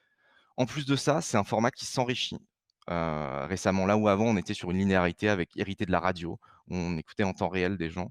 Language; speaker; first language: French; native; French